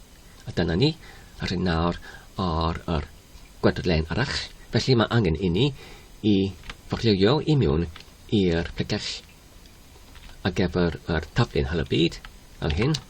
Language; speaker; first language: Welsh; non-native, fluent; English